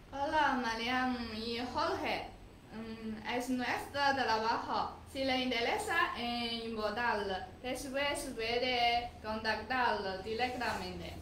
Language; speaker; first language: Spanish; non-native, learner; Chinese